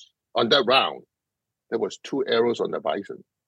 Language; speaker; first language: English; non-native, local second language; Cantonese